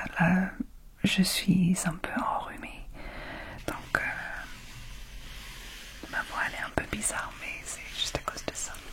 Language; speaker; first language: French; non-native, fluent; English